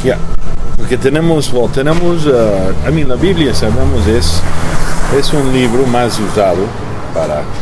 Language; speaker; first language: Spanish; early bilingual, heritage; English